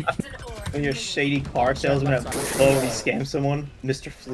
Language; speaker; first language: English; native; English